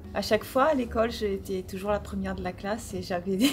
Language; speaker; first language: French; early bilingual, other home language; Portuguese